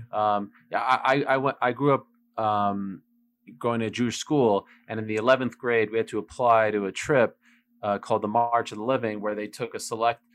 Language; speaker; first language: English; non-native, fluent; French